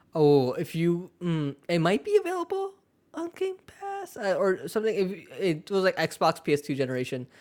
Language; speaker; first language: English; early bilingual, other home language; Urdu